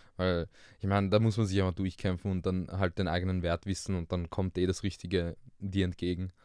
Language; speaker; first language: German; early bilingual, other home language; English